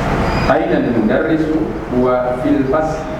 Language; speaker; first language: Arabic; non-native, learner; Indonesian